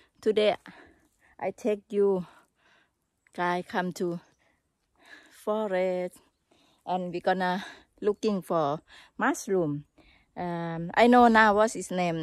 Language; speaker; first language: English; non-native, learner; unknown